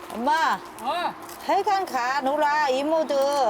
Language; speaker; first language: Korean; non-native, learner; Vietnamese